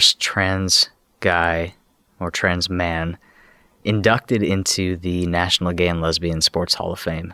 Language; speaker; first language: English; native; English